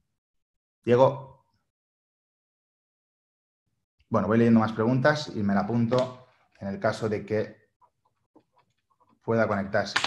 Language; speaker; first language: Spanish; native; Spanish